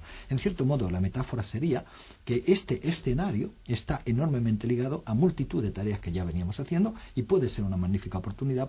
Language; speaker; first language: Spanish; native; Spanish